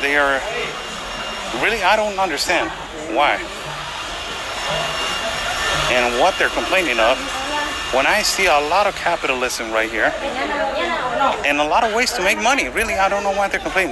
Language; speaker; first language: English; non-native, fluent; Spanish